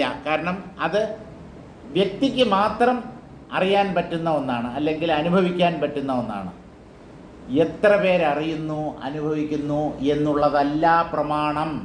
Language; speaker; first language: Malayalam; native; Malayalam